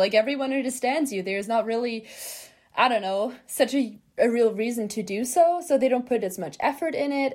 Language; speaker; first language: English; non-native, fluent; German